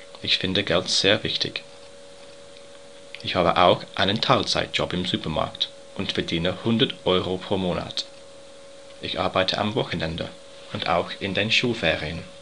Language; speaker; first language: German; non-native, learner; English